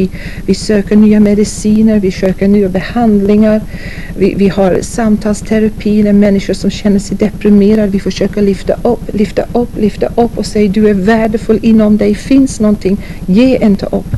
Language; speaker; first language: Swedish; non-native, fluent; English